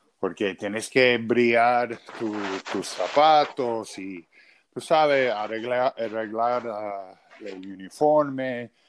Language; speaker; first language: Spanish; non-native, fluent; English